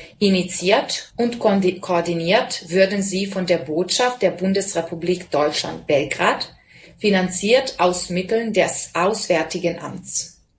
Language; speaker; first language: German; non-native, fluent; Serbian